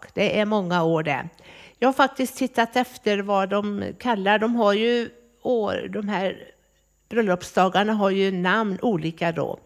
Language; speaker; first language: Swedish; native; Swedish